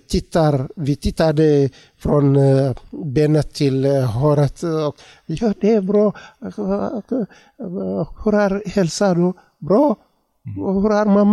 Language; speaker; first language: Swedish; non-native, learner; Tigrinya